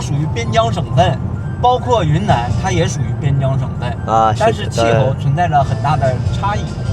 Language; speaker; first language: Chinese; native; Chinese